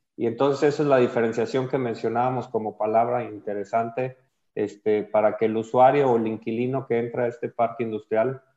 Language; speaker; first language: Spanish; native; Spanish